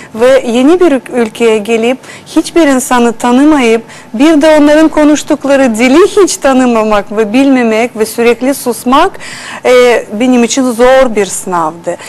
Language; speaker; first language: Turkish; non-native, fluent; Russian